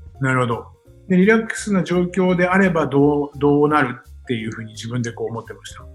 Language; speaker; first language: Japanese; native; Japanese